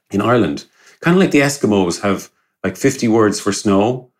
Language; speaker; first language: English; native; English